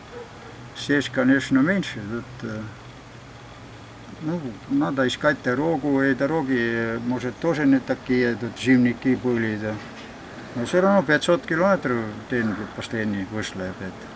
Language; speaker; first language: Russian; non-native, fluent; Estonian